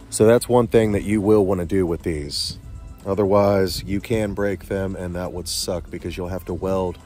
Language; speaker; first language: English; native; English